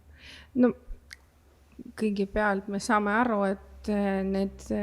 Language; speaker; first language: Estonian; non-native, local second language; Russian